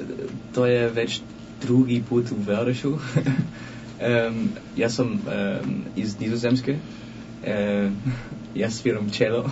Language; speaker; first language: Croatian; non-native, learner; Dutch